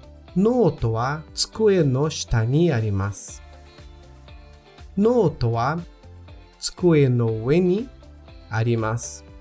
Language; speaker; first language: Japanese; non-native, learner; Portuguese